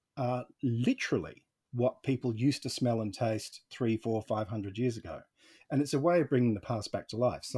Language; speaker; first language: English; native; English